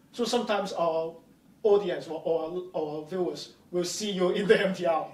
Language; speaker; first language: English; non-native, local second language; Cantonese